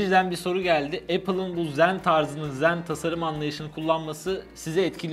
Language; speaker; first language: Turkish; native; Turkish